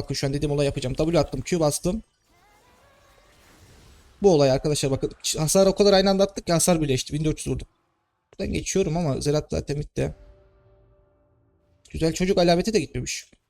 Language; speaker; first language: Turkish; native; Turkish